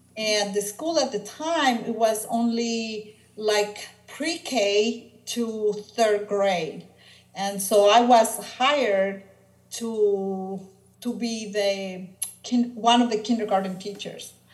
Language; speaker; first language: English; non-native, fluent; Spanish